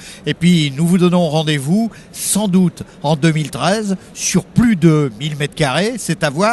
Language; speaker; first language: French; native; French